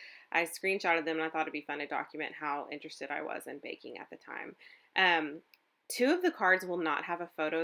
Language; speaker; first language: English; native; English